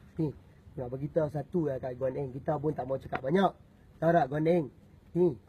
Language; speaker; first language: Malay; native; Malay